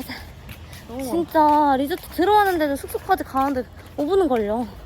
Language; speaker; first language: Korean; native; Korean